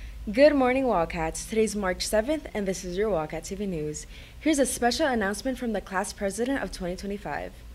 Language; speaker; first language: English; native; English